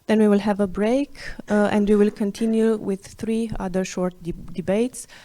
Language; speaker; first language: English; non-native, fluent; Romanian